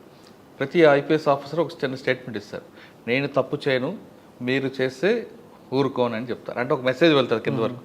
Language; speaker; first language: Telugu; native; Telugu